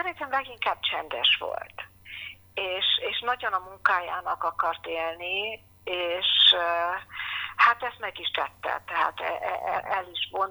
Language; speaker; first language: Hungarian; non-native, fluent; English